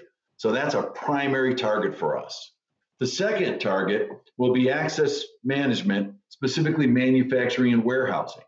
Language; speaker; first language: English; native; English